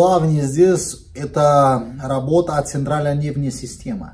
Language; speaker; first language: Russian; non-native, learner; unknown